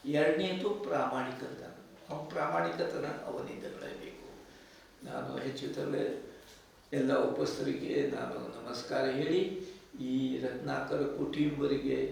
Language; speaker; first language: Kannada; non-native, local second language; Konkani